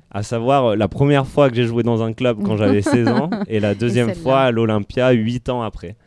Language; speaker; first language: French; native; French